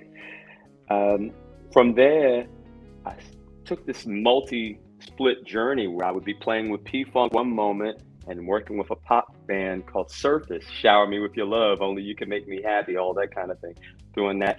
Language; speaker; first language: English; native; English